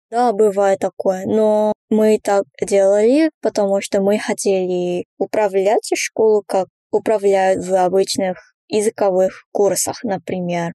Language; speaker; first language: Russian; non-native, fluent; Korean